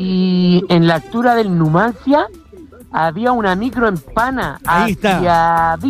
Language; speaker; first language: Spanish; native; Spanish